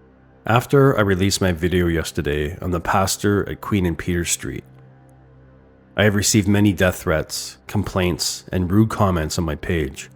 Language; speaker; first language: English; native; English